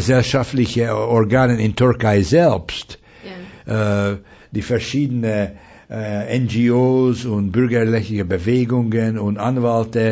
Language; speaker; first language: German; non-native, fluent; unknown